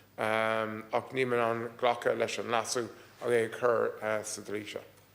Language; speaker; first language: Irish; non-native, local second language; English